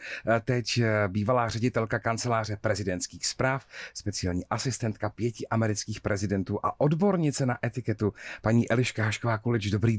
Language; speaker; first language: Czech; native; Czech